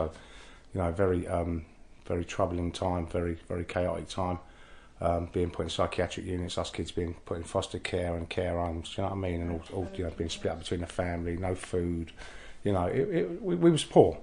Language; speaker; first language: English; native; English